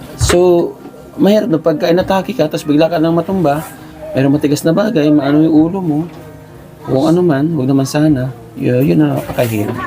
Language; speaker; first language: Filipino; non-native, local second language; Cebuano